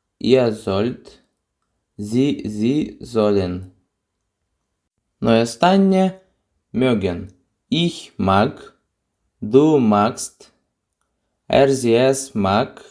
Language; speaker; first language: German; non-native, fluent; Ukrainian